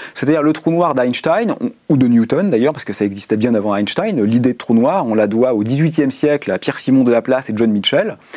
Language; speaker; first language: French; native; French